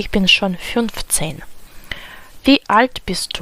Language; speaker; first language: German; non-native, fluent; Ukrainian